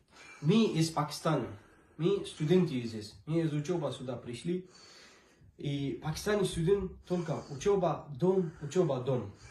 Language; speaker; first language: Russian; non-native, learner; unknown